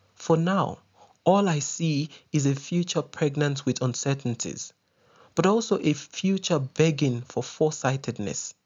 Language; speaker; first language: English; non-native, local second language; Yoruba